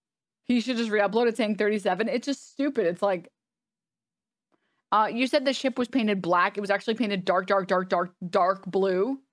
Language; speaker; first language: English; native; English